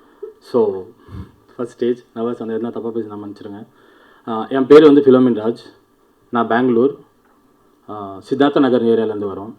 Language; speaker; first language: Tamil; early bilingual, heritage; Tamil